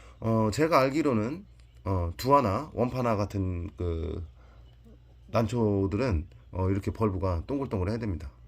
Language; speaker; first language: Korean; native; Korean